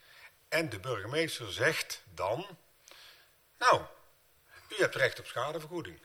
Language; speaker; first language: Dutch; native; Dutch